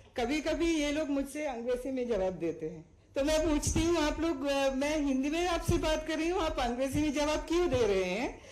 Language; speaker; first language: Hindi; non-native, fluent; Sinhala